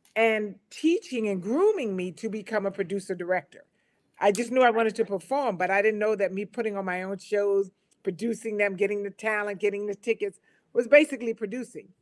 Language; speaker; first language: English; native; English